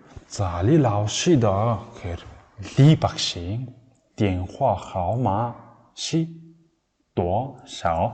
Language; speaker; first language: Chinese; non-native, learner; Mongolian